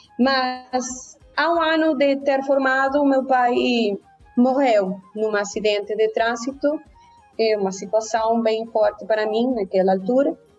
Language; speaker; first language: Portuguese; early bilingual, heritage; Portuguese